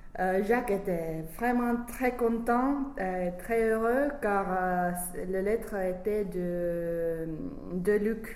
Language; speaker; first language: French; non-native, fluent; English